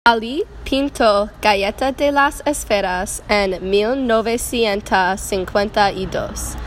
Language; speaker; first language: Spanish; non-native, learner; English